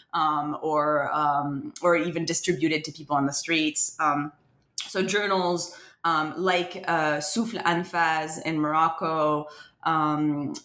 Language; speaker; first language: English; non-native, fluent; French